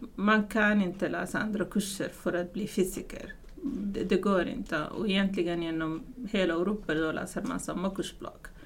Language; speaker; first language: Swedish; non-native, fluent; Arabic